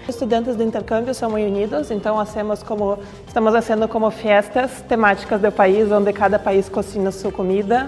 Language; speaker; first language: Spanish; non-native, fluent; Portuguese